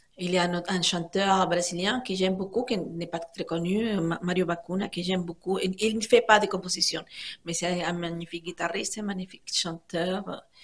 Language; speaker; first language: French; non-native, fluent; Spanish